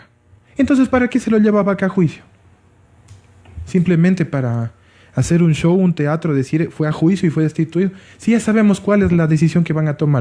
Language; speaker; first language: Spanish; native; Spanish